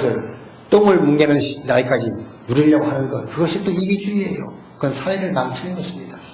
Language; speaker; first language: Korean; native; Korean